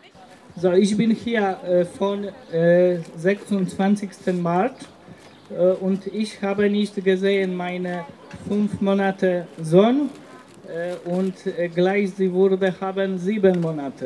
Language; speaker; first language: German; non-native, learner; Polish